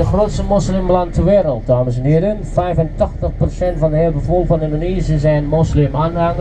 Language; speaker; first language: Dutch; non-native, fluent; Indonesian